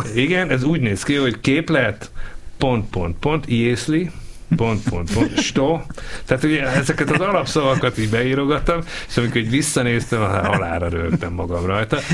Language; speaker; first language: Hungarian; native; Hungarian